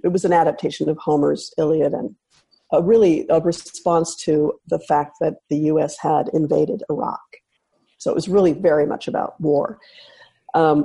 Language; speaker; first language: English; native; English